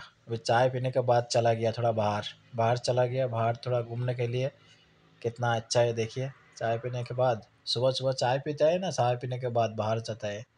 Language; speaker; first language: Hindi; non-native, learner; Bangla